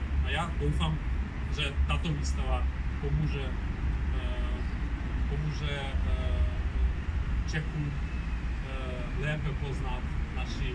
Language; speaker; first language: Czech; non-native, fluent; Ukrainian